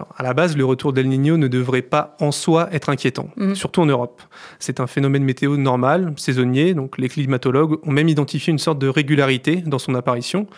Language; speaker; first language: French; native; French